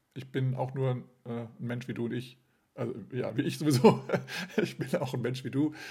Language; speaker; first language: German; native; German